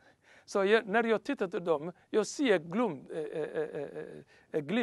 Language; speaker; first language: Swedish; non-native, learner; Somali